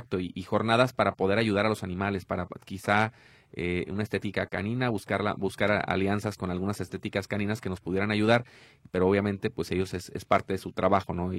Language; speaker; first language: Spanish; native; Spanish